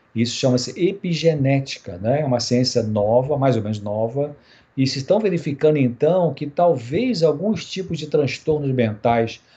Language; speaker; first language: Portuguese; native; Portuguese